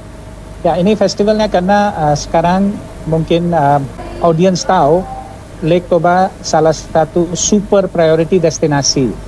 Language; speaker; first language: Indonesian; non-native, fluent; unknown